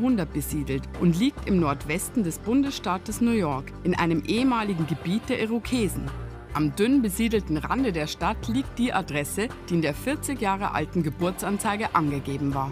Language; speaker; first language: German; native; German